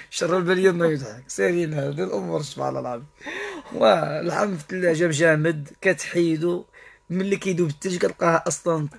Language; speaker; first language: Arabic; native; Arabic